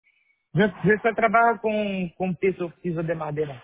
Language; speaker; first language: Spanish; non-native, learner; Portuguese